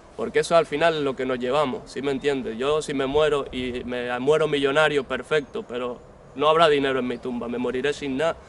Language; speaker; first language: Spanish; native; Spanish